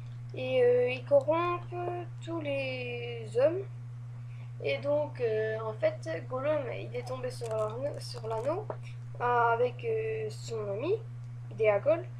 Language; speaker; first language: French; native; French